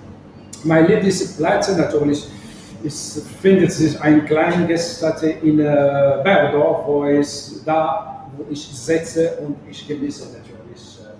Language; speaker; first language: German; non-native, fluent; Arabic